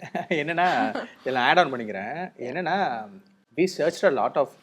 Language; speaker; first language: Tamil; native; Tamil